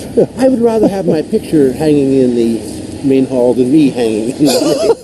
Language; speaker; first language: English; native; English